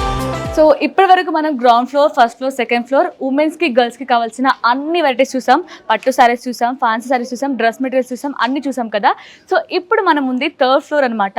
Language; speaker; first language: Telugu; native; Telugu